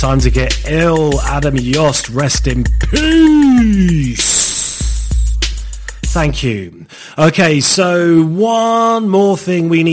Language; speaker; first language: English; native; English